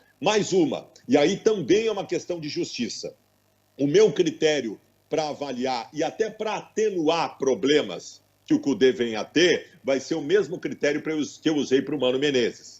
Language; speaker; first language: Portuguese; native; Portuguese